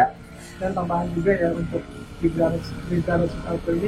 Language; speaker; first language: Indonesian; native; Indonesian